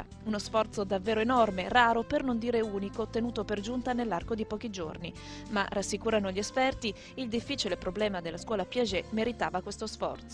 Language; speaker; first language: Italian; native; Italian